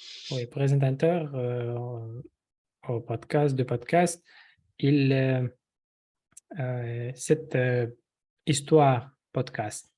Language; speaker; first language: French; non-native, learner; Russian